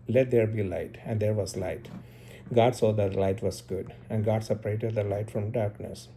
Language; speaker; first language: English; non-native, local second language; Malayalam